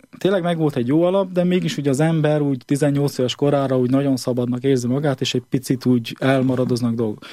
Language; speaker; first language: Hungarian; native; Hungarian